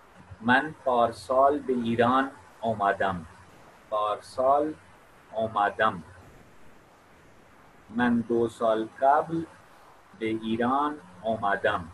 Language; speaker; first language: Persian; non-native, fluent; Urdu